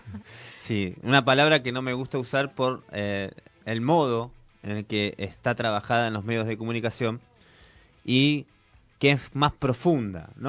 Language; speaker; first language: Spanish; native; Spanish